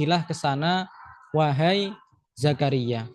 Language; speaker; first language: Indonesian; native; Indonesian